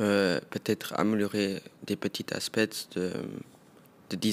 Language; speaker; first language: French; non-native, local second language; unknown